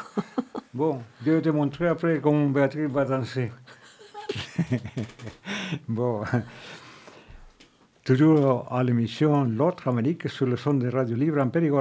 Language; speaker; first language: French; non-native, fluent; Spanish